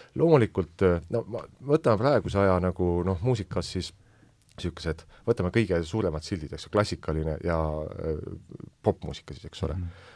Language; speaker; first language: Estonian; native; Estonian